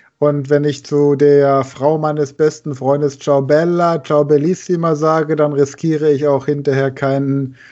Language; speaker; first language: German; native; German